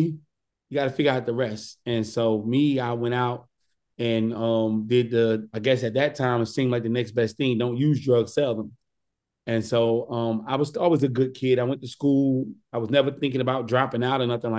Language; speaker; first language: English; native; English